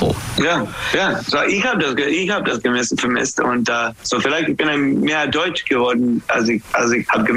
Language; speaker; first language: German; non-native, fluent; English